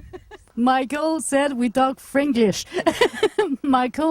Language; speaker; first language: English; non-native, local second language; French